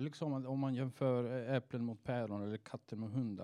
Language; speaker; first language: Swedish; non-native, fluent; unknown